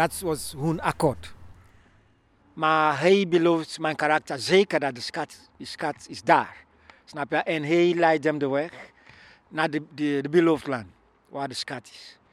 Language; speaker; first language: Dutch; non-native, learner; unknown